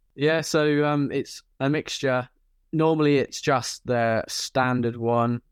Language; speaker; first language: English; native; English